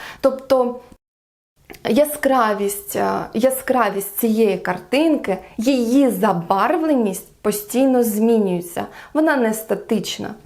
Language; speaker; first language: Ukrainian; non-native, local second language; Russian